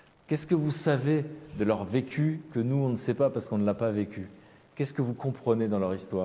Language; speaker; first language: French; native; French